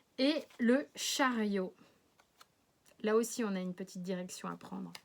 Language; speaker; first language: French; native; French